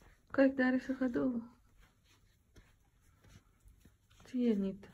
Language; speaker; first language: Dutch; non-native, fluent; Filipino